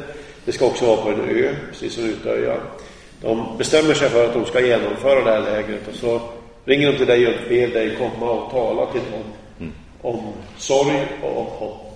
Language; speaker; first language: Swedish; native; Swedish